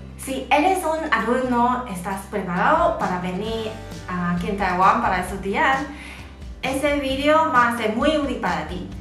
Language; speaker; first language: Spanish; non-native, fluent; Chinese